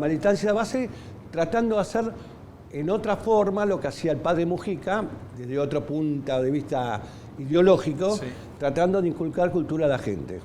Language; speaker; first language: Spanish; native; Spanish